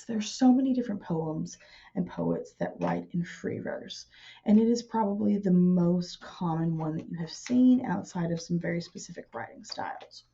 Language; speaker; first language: English; native; English